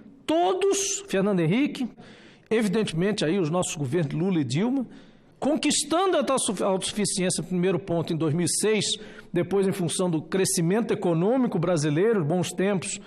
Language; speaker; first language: Portuguese; native; Portuguese